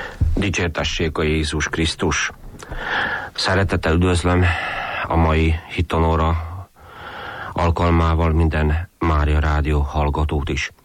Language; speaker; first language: Hungarian; native; Hungarian